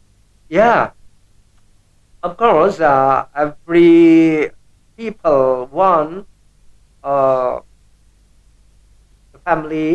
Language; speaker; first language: English; non-native, learner; Indonesian